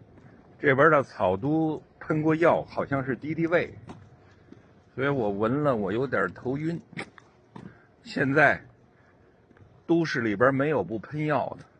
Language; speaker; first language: Chinese; native; Chinese